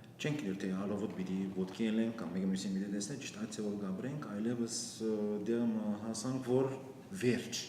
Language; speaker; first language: Armenian; early bilingual, heritage; Armenian